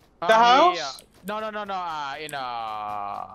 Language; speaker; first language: English; non-native, learner; Thai